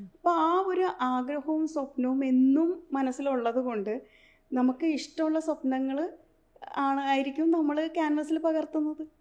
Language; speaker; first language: Malayalam; early bilingual, heritage; Malayalam